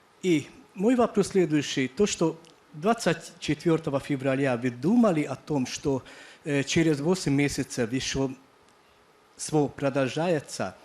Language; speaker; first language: Russian; non-native, fluent; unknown